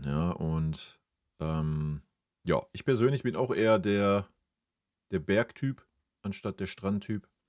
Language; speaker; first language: German; native; German